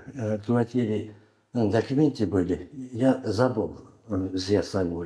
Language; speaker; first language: Russian; non-native, learner; Uzbek